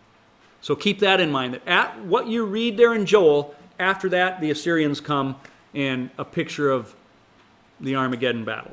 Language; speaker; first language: English; native; English